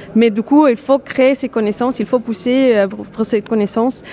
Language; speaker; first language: French; non-native, fluent; Spanish